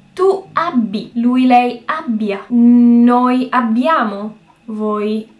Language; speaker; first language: Italian; native; Italian